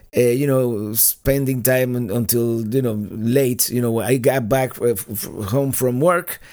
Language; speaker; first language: English; non-native, fluent; Spanish